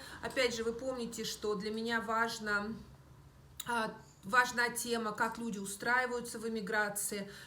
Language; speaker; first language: Russian; native; Russian